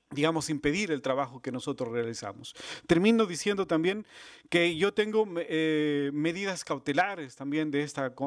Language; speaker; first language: Spanish; native; Spanish